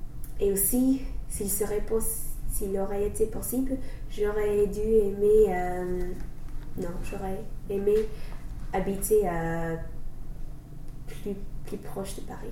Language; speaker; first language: French; non-native, learner; English